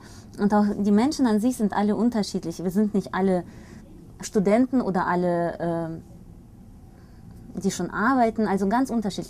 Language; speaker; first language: German; non-native, fluent; Russian